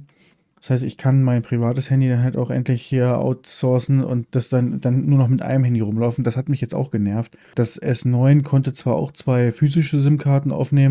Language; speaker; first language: German; native; German